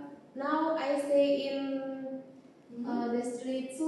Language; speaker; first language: English; non-native, learner; Indonesian